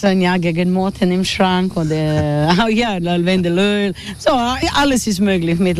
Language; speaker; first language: German; non-native, learner; Croatian